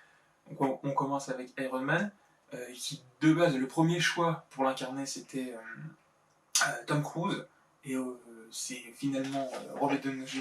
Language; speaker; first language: French; native; French